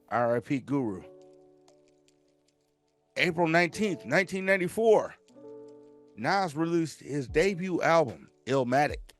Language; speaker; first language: English; native; English